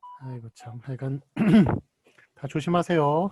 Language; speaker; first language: Korean; native; Korean